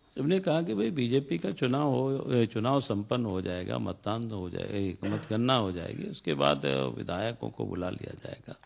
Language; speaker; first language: Hindi; non-native, local second language; Santali